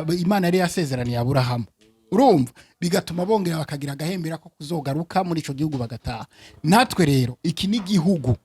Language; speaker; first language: Rundi; early bilingual, heritage; Rundi